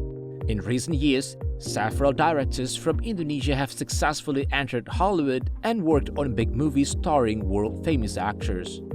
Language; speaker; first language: English; non-native, fluent; Indonesian